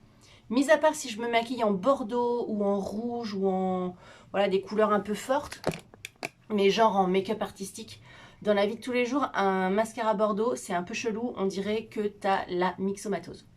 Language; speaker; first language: French; native; French